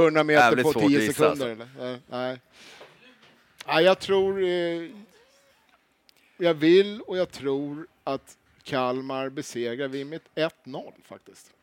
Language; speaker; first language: Swedish; native; Swedish